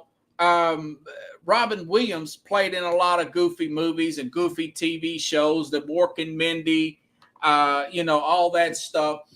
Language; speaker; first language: English; native; English